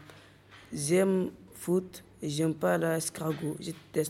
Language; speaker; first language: French; early bilingual, other home language; Soninke